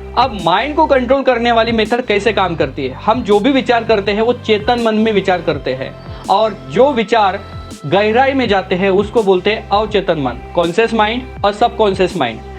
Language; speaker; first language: Hindi; non-native, local second language; Marathi